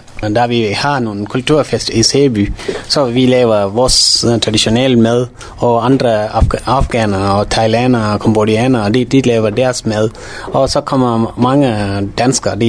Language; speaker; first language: Danish; non-native, learner; Tamil